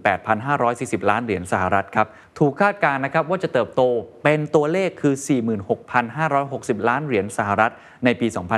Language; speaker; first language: Thai; native; Thai